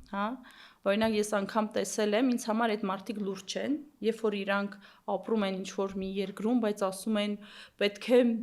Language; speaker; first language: Armenian; early bilingual, heritage; Armenian